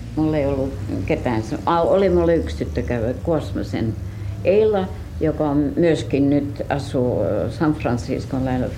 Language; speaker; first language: Finnish; early bilingual, heritage; Finnish